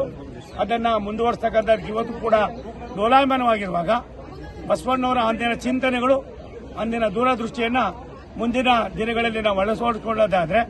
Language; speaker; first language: Kannada; native; Kannada